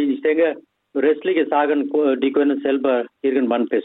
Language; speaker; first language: German; non-native, fluent; Tamil